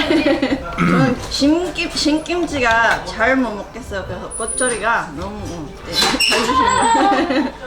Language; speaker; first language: Korean; non-native, learner; Filipino